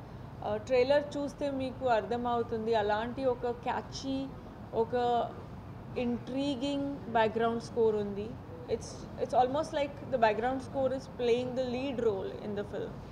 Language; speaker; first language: Telugu; non-native, fluent; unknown